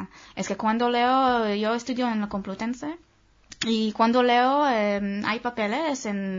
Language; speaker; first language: Spanish; non-native, fluent; Hebrew